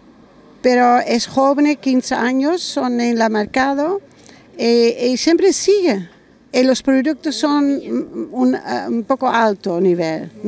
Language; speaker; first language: Spanish; non-native, learner; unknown